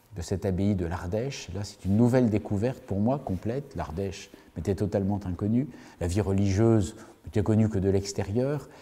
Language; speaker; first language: French; native; French